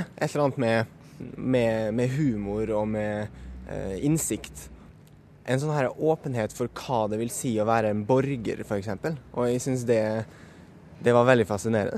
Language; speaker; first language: Norwegian; native; Norwegian